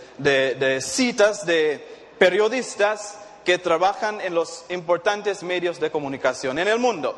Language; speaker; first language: Spanish; non-native, fluent; English